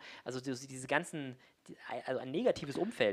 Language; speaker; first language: German; native; German